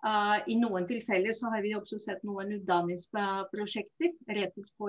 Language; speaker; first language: Norwegian; non-native, fluent; Spanish